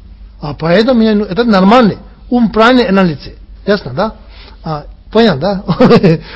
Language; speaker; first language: Russian; non-native, learner; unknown